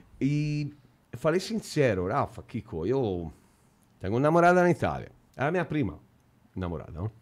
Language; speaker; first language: Portuguese; non-native, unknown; Italian